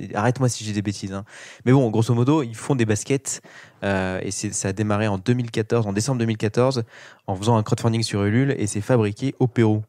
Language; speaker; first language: French; native; French